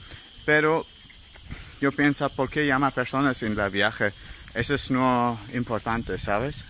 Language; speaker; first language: Spanish; non-native, learner; German